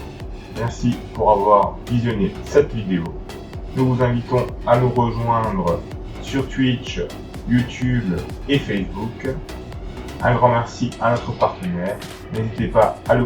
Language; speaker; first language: French; native; French